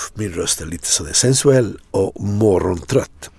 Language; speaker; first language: Swedish; non-native, fluent; Italian